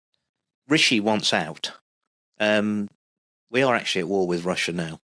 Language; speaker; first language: English; native; English